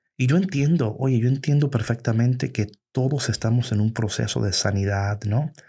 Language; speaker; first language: Spanish; early bilingual, heritage; Spanish